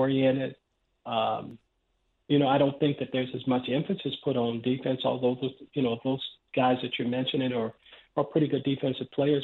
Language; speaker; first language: English; native; English